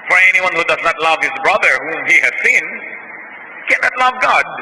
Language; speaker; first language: English; non-native, local second language; Filipino